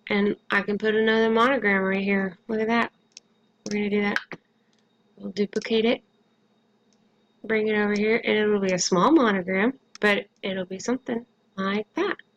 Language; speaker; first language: English; native; English